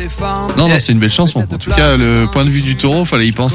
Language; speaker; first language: French; native; French